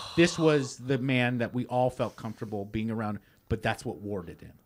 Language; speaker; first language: English; native; English